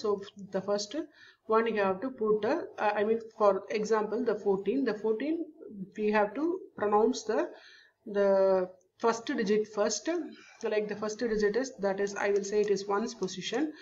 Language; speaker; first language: English; non-native, local second language; Tamil